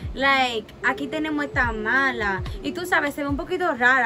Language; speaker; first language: Spanish; early bilingual, heritage; Spanish